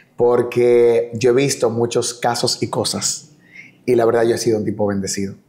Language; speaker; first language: Spanish; native; Spanish